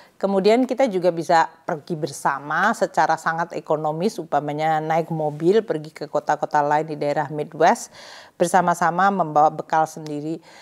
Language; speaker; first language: Indonesian; native; Indonesian